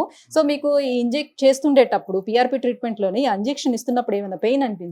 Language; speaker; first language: Telugu; native; Telugu